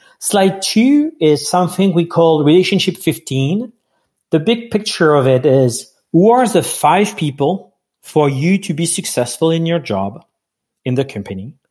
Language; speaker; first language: English; non-native, fluent; French